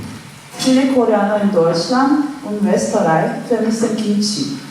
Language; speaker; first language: German; non-native, learner; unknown